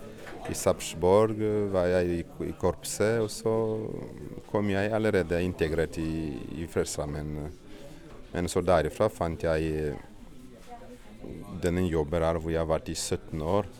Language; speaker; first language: Norwegian; non-native, fluent; Portuguese